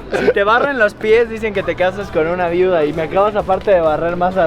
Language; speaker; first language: Spanish; native; Spanish